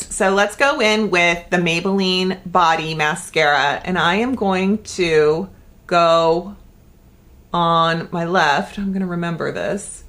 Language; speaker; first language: English; native; English